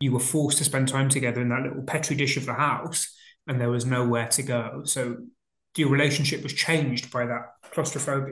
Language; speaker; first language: English; native; English